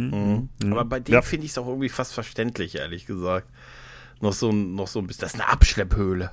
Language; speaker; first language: German; native; German